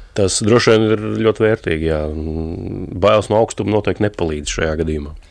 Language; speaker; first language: Latvian; native; Latvian